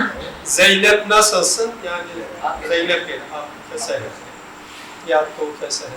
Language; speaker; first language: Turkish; non-native, learner; Urdu